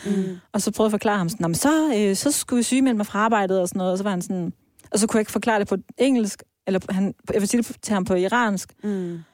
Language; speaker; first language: Danish; early bilingual, other home language; Persian